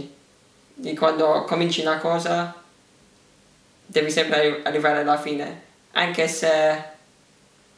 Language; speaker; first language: Italian; early bilingual, heritage; English